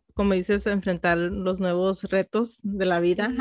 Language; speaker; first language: Spanish; early bilingual, heritage; Spanish